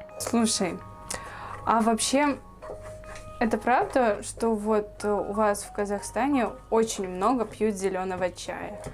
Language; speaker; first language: Russian; native; Russian